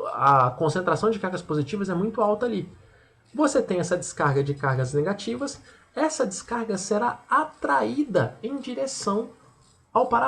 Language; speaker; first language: Portuguese; native; Portuguese